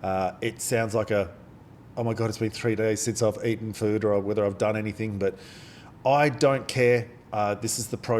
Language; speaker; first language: English; native; English